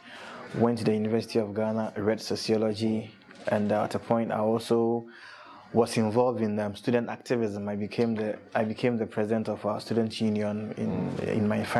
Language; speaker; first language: English; non-native, local second language; Akan